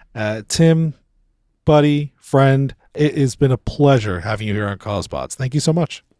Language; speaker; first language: English; native; English